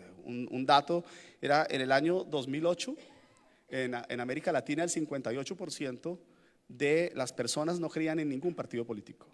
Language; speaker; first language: Spanish; native; Spanish